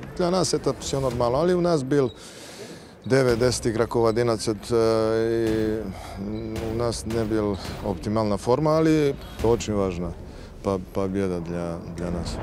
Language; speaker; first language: Russian; non-native, learner; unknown